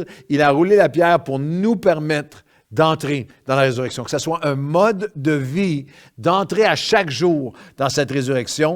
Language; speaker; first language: French; native; French